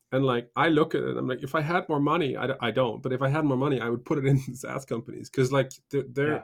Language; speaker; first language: English; early bilingual, other home language; Norwegian